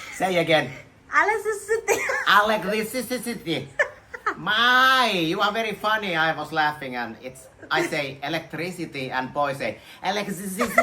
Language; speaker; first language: English; non-native, learner; Finnish